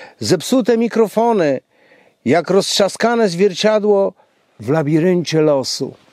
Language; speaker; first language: Polish; native; Polish